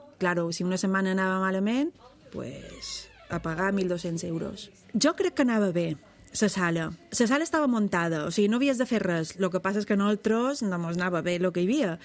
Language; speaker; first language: Catalan; native; Catalan